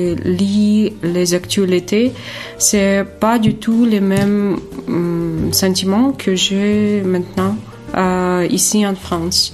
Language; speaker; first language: French; non-native, fluent; Ukrainian